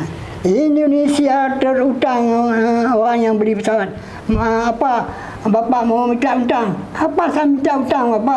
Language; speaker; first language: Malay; non-native, local second language; Achinese